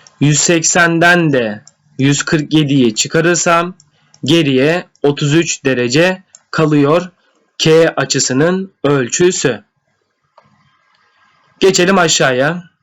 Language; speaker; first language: Turkish; native; Turkish